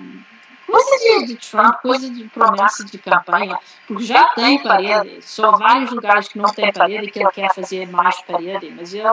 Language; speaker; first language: Portuguese; early bilingual, heritage; Portuguese